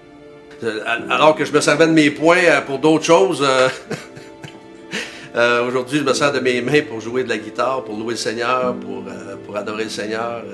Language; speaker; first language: French; native; French